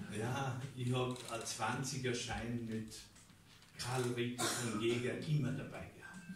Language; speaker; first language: German; non-native, fluent; Albanian